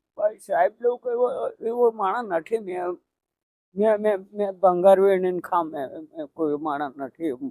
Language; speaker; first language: Gujarati; native; Gujarati